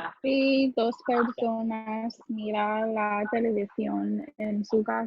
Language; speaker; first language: Spanish; non-native, learner; English